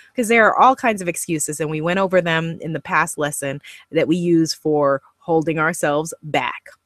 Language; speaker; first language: English; native; English